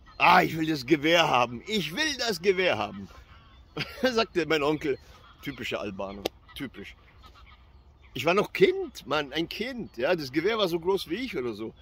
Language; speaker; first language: German; early bilingual, other home language; Albanian